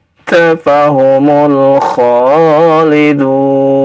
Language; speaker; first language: Arabic; non-native, fluent; Indonesian